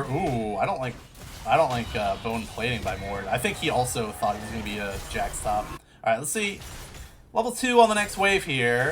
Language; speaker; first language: English; native; English